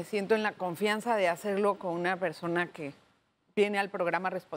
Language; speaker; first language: Spanish; native; Spanish